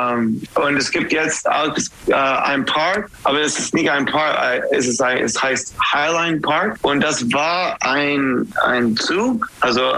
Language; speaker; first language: German; non-native, learner; English